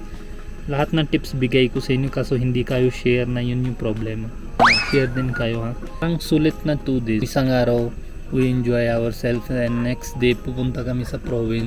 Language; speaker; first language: Filipino; non-native, learner; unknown